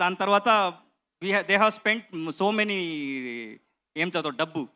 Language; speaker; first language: Telugu; non-native, learner; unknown